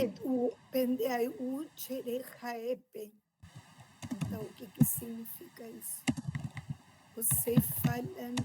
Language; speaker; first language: Portuguese; non-native, fluent; Spanish